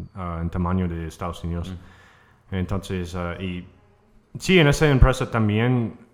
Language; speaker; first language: Spanish; non-native, fluent; English